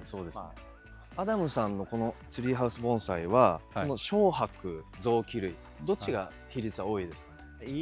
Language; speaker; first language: Japanese; native; Japanese